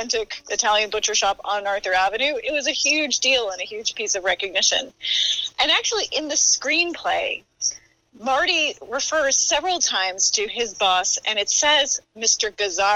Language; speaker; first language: English; native; English